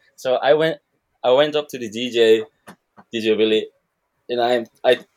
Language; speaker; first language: English; non-native, fluent; Dutch